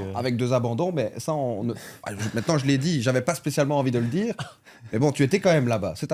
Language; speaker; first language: French; native; French